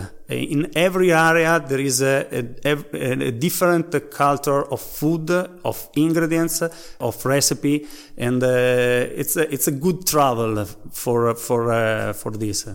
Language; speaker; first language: English; non-native, learner; Italian